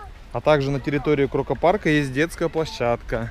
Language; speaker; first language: Russian; native; Russian